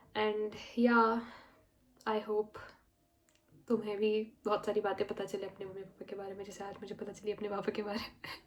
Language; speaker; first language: Hindi; non-native, local second language; Marathi